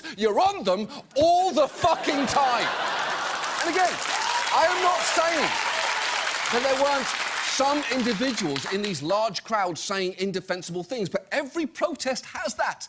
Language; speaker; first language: English; native; English